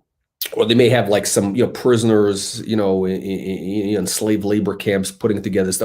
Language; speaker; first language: English; native; English